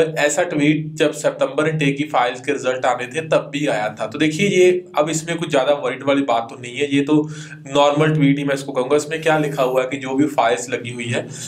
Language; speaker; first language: Hindi; non-native, local second language; Punjabi